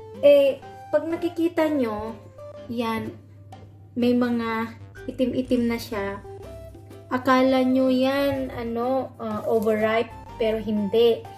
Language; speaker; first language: Filipino; non-native, local second language; Iloko